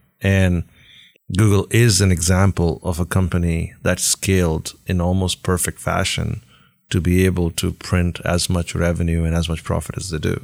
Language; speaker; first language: English; non-native, local second language; Hindi